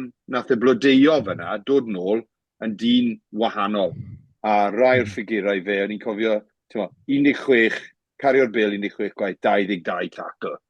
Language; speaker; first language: Welsh; native; Welsh